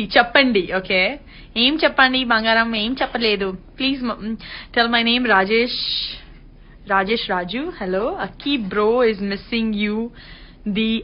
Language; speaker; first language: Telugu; non-native, learner; Gujarati